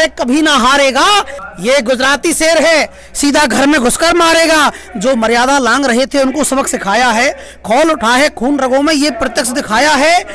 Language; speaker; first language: Hindi; native; Hindi